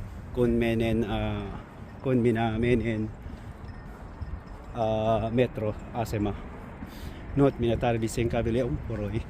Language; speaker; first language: Finnish; non-native, learner; Filipino